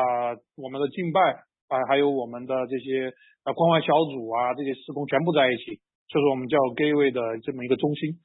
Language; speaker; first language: Chinese; native; Chinese